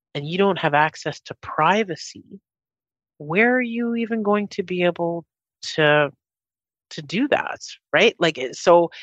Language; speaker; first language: English; native; English